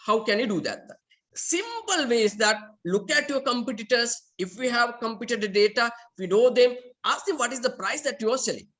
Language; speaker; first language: English; non-native, local second language; Sinhala